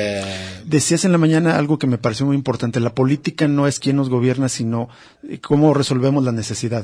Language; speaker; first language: Spanish; native; Spanish